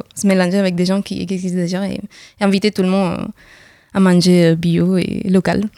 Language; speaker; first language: French; non-native, fluent; Spanish